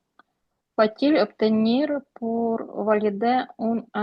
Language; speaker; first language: French; non-native, learner; Ukrainian